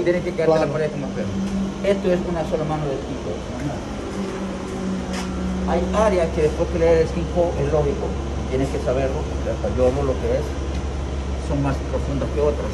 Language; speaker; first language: Spanish; native; Spanish